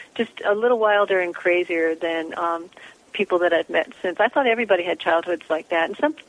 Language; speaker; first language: English; native; English